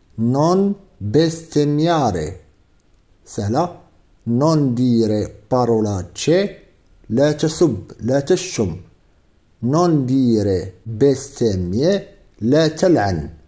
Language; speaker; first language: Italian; non-native, fluent; Arabic